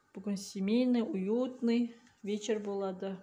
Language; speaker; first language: Russian; non-native, local second language; Kazakh